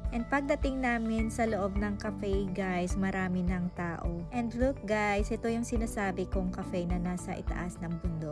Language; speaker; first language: Filipino; non-native, local second language; Hiligaynon